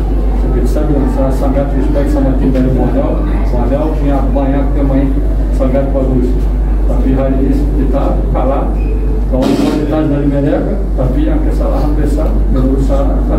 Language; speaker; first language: Indonesian; non-native, fluent; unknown